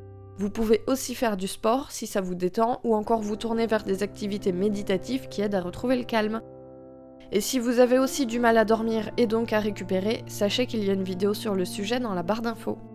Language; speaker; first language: French; native; French